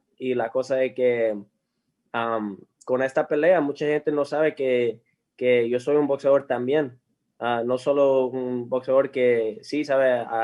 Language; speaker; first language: Spanish; early bilingual, heritage; English